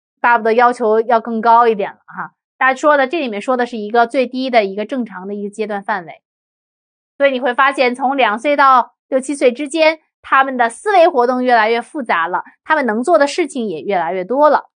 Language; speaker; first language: Chinese; native; Chinese